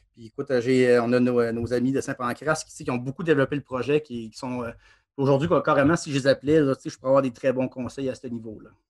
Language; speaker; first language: French; native; French